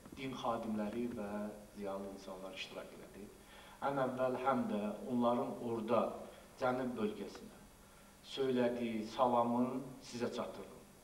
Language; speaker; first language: Azerbaijani; native; Azerbaijani